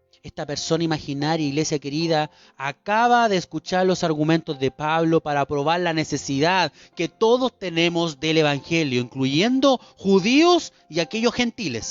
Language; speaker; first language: Spanish; native; Spanish